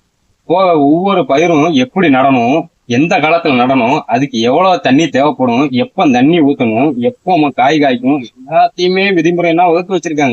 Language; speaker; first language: Tamil; native; Tamil